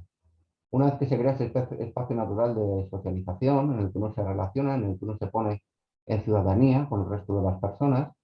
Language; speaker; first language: Spanish; native; Spanish